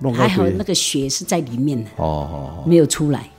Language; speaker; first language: Min Nan Chinese; non-native, local second language; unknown